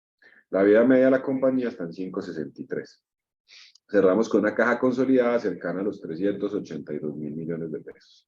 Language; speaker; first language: Spanish; native; Spanish